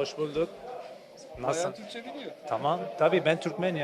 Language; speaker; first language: Turkish; non-native, learner; Turkmen